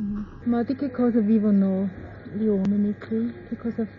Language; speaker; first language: Italian; non-native, learner; German